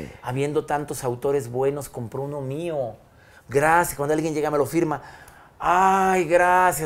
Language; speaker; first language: Spanish; native; Spanish